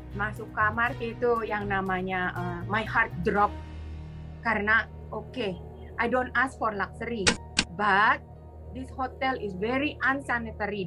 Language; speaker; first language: English; non-native, fluent; Indonesian